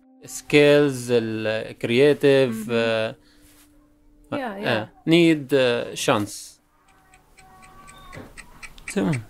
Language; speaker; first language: English; non-native, learner; Arabic